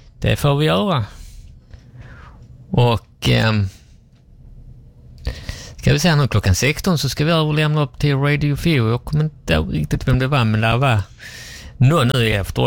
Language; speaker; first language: Swedish; native; Swedish